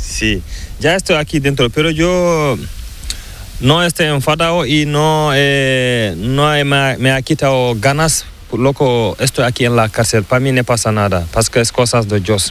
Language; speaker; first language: Spanish; non-native, learner; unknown